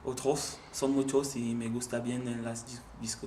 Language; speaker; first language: Spanish; non-native, learner; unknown